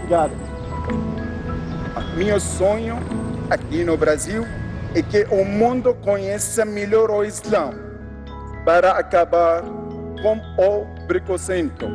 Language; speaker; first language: Portuguese; non-native, fluent; Arabic